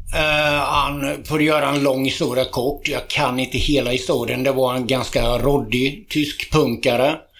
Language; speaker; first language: Swedish; native; Swedish